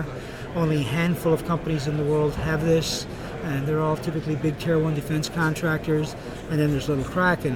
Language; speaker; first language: English; native; English